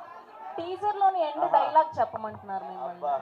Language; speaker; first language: Telugu; native; Telugu